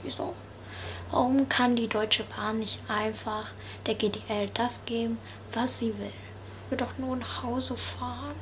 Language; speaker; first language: German; early bilingual, other home language; Vietnamese